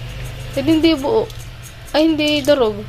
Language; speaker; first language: Filipino; native; Filipino